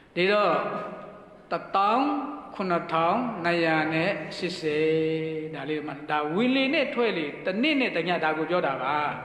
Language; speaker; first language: Burmese; non-native, local second language; Pa'o Karen